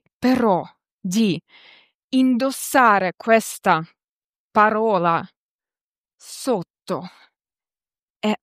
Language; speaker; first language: Italian; non-native, fluent; Ukrainian